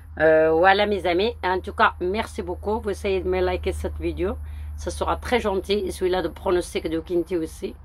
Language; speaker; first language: French; early bilingual, other home language; Arabic